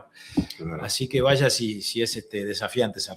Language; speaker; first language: Spanish; native; Spanish